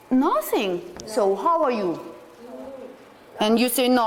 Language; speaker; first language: English; non-native, fluent; Russian